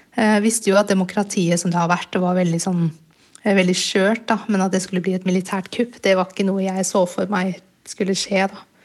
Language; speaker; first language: Norwegian; early bilingual, other home language; Burmese